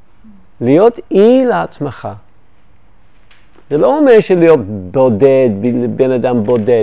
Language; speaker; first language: Hebrew; non-native, fluent; English